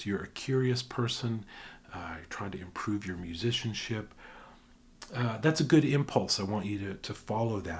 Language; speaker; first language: English; native; English